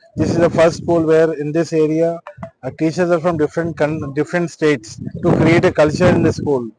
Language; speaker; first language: English; non-native, local second language; Telugu